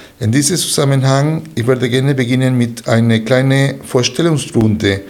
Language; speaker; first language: German; non-native, fluent; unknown